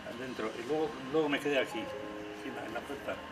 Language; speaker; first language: Spanish; native; Spanish